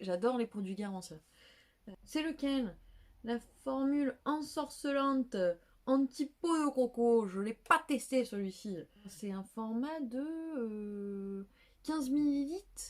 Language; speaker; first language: French; native; French